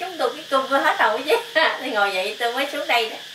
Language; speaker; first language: Vietnamese; native; Vietnamese